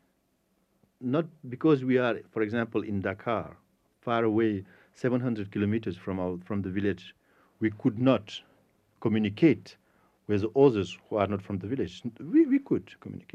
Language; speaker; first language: English; non-native, fluent; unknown